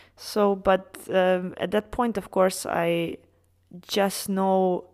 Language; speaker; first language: English; non-native, fluent; Serbian